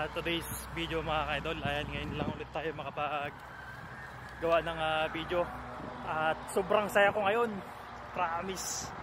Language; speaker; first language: Filipino; native; Filipino